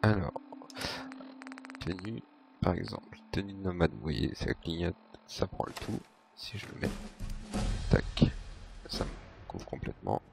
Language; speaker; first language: French; native; French